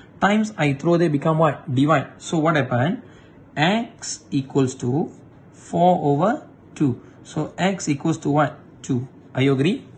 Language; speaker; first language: English; non-native, local second language; Malay